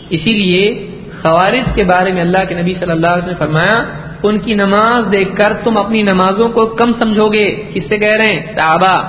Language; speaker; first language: Urdu; native; Urdu